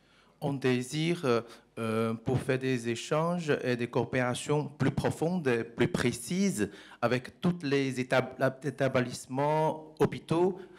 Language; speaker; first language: French; non-native, learner; Chinese